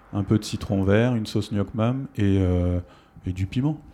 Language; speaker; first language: French; native; French